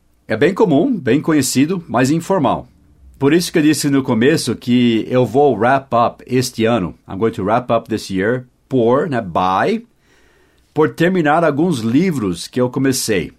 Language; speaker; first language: Portuguese; non-native, fluent; English